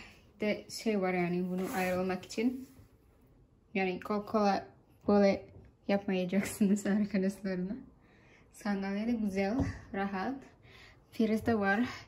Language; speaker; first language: Turkish; non-native, learner; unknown